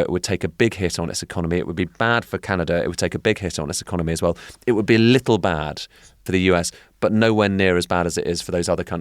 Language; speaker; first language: English; native; English